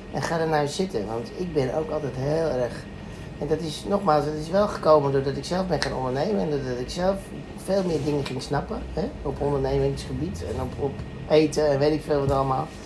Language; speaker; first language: Dutch; native; Dutch